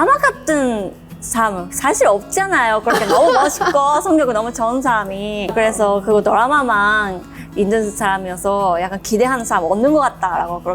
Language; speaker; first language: Korean; non-native, fluent; Japanese